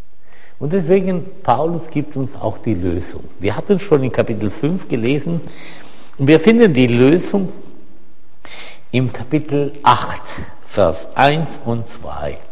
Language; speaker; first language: German; non-native, fluent; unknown